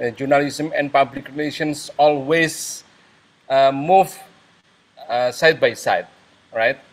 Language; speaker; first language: English; non-native, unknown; Indonesian